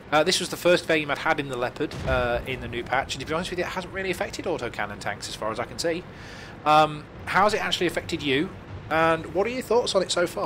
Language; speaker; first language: English; native; English